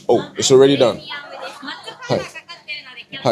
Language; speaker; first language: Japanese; non-native, learner; English